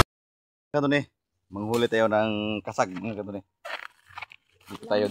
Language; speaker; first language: Filipino; non-native, local second language; Cebuano